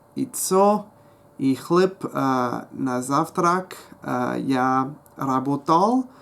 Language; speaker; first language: Russian; non-native, learner; English